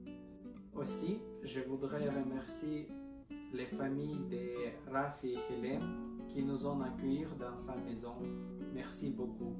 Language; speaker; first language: French; non-native, learner; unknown